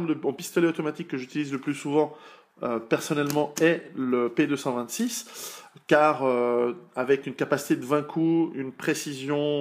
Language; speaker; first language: French; native; French